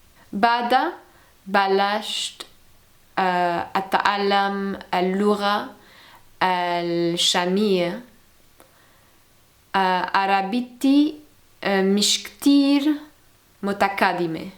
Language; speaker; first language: Arabic; non-native, learner; French